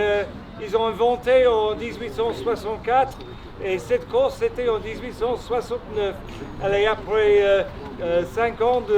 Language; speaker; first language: French; non-native, learner; English